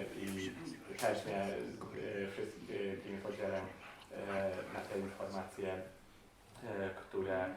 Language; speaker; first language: Polish; non-native, fluent; Hungarian